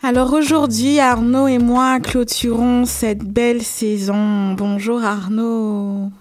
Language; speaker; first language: French; native; French